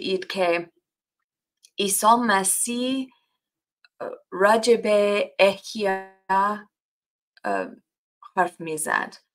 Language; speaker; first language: Persian; non-native, fluent; English